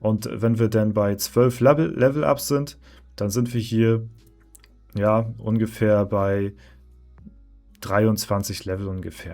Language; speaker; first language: German; native; German